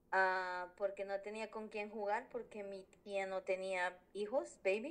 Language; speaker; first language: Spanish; early bilingual, heritage; Spanish